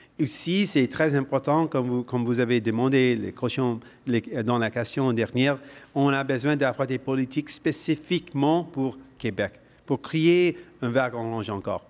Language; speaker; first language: French; non-native, local second language; English